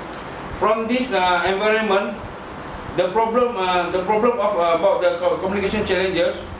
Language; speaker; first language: English; non-native, learner; Malay